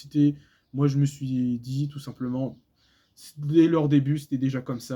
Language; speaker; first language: French; native; French